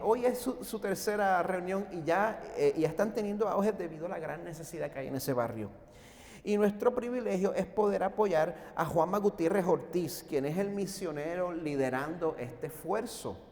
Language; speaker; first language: Spanish; native; Spanish